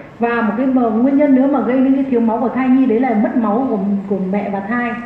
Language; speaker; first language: Vietnamese; native; Vietnamese